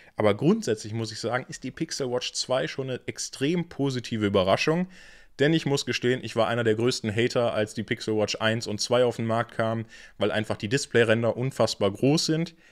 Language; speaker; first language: German; native; German